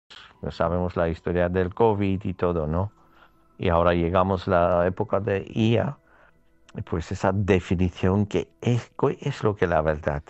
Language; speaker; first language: Spanish; non-native, fluent; Armenian